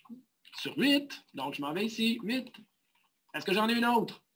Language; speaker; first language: French; native; French